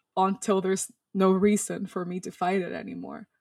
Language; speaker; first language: English; non-native, fluent; Spanish